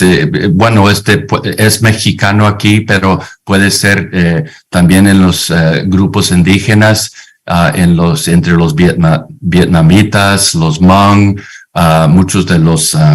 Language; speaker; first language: Spanish; non-native, fluent; English